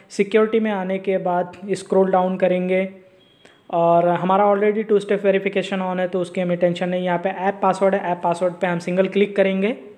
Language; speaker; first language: Hindi; native; Hindi